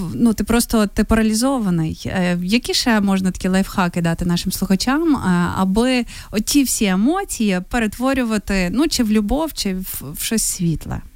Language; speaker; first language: Ukrainian; native; Ukrainian